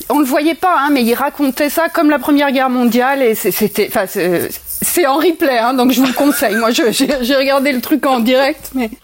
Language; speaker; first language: French; native; French